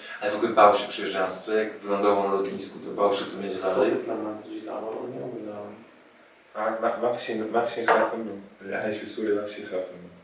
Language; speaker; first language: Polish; non-native, learner; Arabic